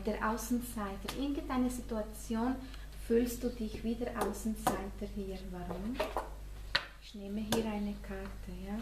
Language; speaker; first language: German; non-native, fluent; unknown